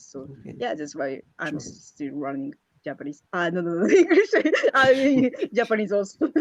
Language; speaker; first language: English; non-native, learner; Japanese